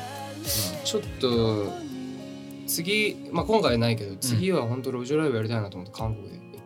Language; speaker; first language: Japanese; native; Japanese